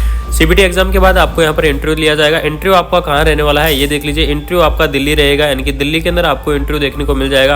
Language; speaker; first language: Hindi; native; Hindi